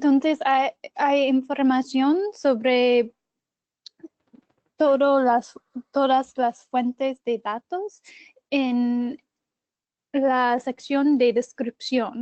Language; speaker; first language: Spanish; non-native, learner; English